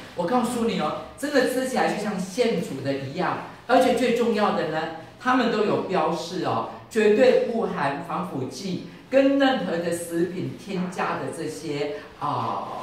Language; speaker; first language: Chinese; native; Chinese